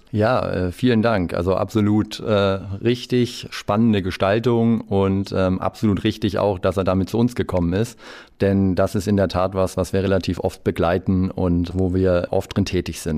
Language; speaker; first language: German; native; German